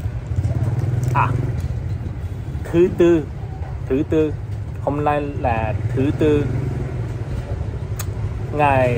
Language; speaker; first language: Vietnamese; non-native, learner; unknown